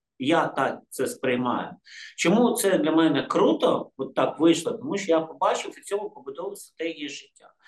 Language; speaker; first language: Ukrainian; non-native, local second language; Russian